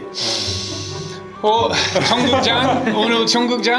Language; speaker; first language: Korean; non-native, learner; English